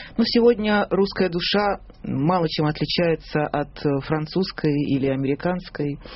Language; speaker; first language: Russian; native; Russian